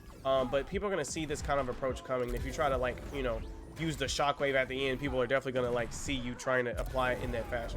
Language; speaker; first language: English; native; English